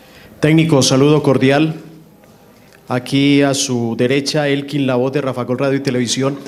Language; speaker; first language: Spanish; native; Spanish